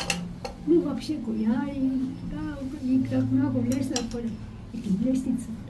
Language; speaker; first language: Russian; non-native, fluent; Estonian